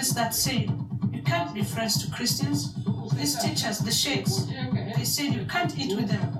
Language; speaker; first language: English; non-native, fluent; Somali